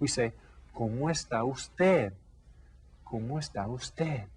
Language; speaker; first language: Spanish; non-native, fluent; English